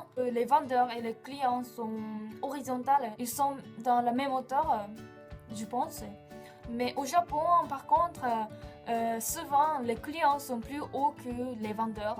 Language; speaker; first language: French; non-native, fluent; Japanese